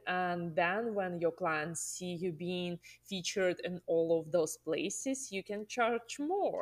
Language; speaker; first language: English; non-native, fluent; Russian